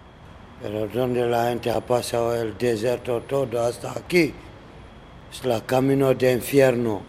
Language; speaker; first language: Spanish; non-native, learner; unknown